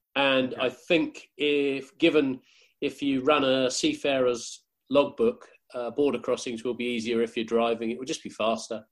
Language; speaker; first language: English; native; English